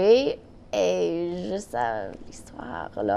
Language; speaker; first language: French; non-native, local second language; English